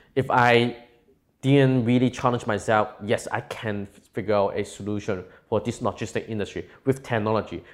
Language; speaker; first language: English; non-native, local second language; Cantonese